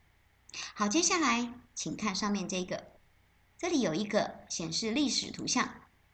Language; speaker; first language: Chinese; native; Chinese